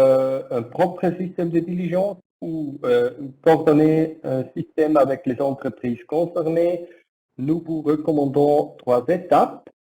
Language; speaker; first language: French; non-native, learner; German